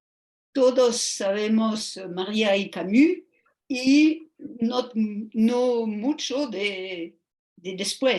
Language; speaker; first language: Spanish; non-native, fluent; French